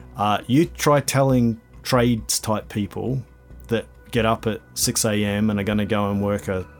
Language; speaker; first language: English; native; English